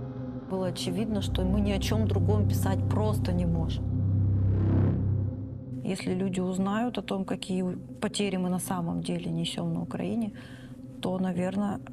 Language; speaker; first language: Russian; native; Russian